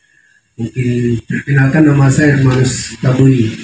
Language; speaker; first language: Indonesian; non-native, local second language; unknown